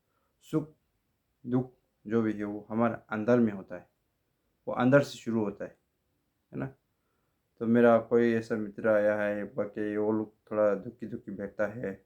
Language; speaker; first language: Hindi; non-native, local second language; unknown